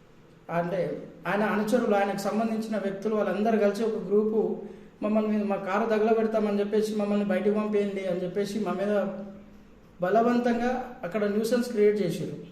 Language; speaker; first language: Telugu; native; Telugu